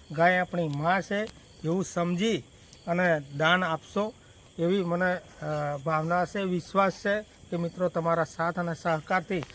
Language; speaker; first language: Gujarati; native; Gujarati